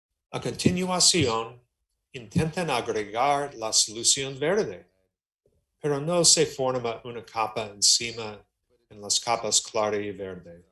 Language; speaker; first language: Spanish; non-native, learner; English